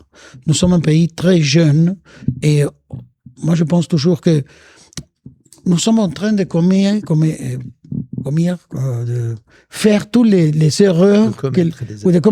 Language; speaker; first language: French; non-native, fluent; Spanish